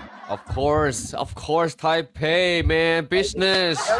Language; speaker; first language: English; non-native, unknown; Chinese